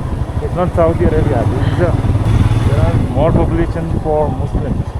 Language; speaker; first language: English; non-native, local second language; Hindi